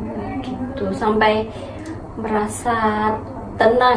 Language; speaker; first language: Indonesian; native; Indonesian